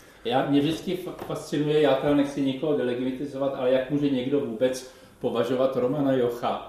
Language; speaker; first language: Czech; native; Czech